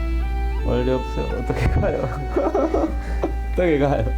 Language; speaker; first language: Korean; non-native, learner; Sinhala